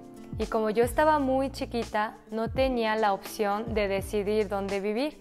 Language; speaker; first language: Spanish; early bilingual, other home language; Korean